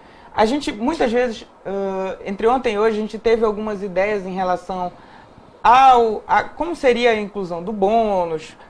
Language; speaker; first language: Portuguese; native; Portuguese